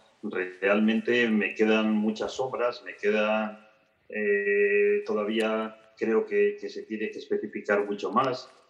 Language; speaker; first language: Spanish; native; Spanish